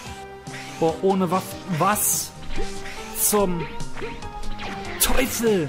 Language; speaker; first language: German; native; German